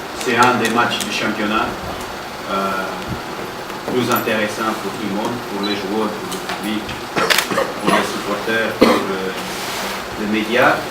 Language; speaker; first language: French; non-native, fluent; Portuguese